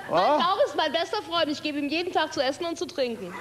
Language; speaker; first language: German; native; German